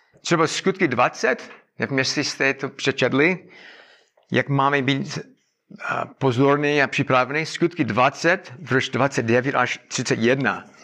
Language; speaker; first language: Czech; non-native, learner; English